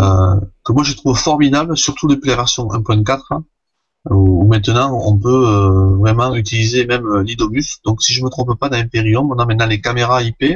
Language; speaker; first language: French; native; French